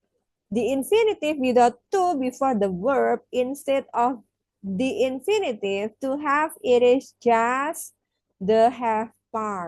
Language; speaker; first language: English; non-native, fluent; Indonesian